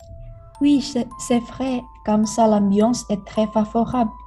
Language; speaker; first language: French; non-native, learner; Indonesian